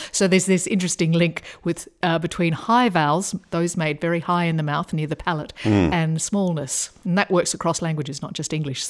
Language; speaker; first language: English; native; English